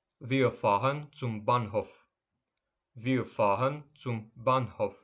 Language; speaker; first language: German; non-native, fluent; Ukrainian